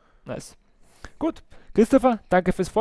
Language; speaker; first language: German; native; German